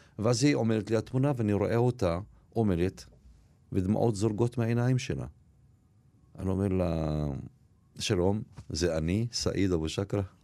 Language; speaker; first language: Hebrew; non-native, local second language; Arabic